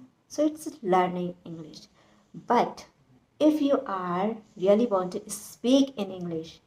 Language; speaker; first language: English; non-native, learner; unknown